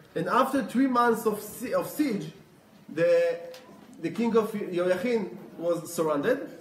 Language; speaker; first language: English; non-native, fluent; Hebrew